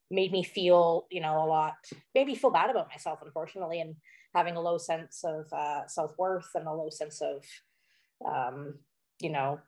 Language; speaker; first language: English; native; English